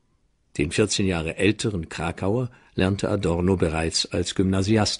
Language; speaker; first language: German; native; German